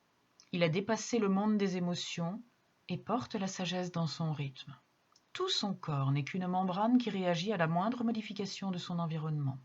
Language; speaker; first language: French; native; French